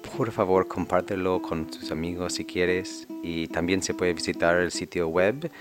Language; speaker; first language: Spanish; non-native, fluent; English